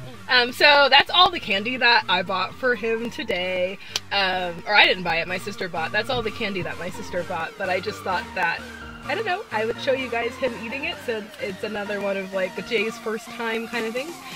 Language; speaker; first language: English; native; English